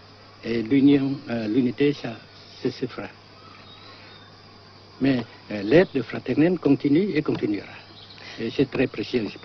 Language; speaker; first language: French; non-native, fluent; Vietnamese